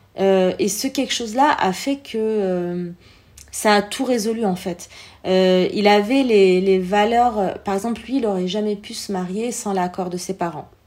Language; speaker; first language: French; early bilingual, other home language; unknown